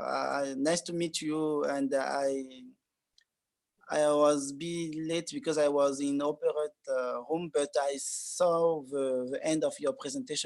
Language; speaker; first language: English; non-native, learner; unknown